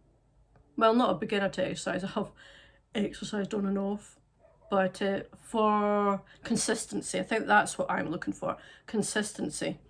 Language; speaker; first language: English; native; English